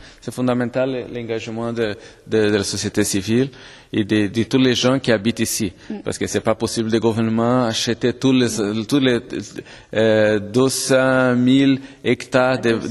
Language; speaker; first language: French; non-native, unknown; Portuguese